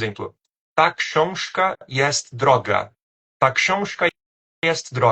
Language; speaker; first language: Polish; non-native, fluent; Portuguese